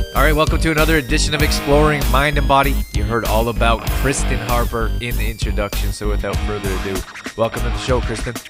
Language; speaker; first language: English; native; English